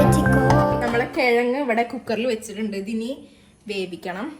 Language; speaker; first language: Malayalam; native; Malayalam